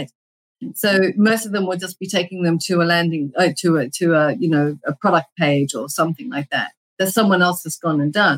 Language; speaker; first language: English; native; English